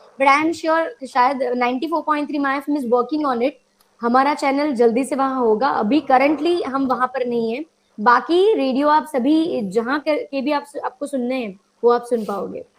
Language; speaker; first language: Hindi; non-native, local second language; Gujarati